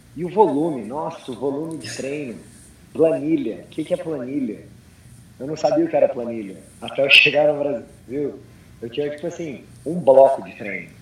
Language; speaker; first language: Portuguese; early bilingual, heritage; Portuguese